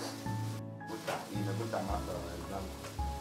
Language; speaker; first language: Spanish; non-native, learner; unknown